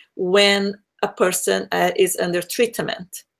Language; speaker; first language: English; non-native, fluent; Portuguese